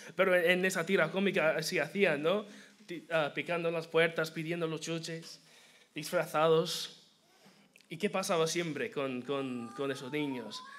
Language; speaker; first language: Spanish; non-native, fluent; English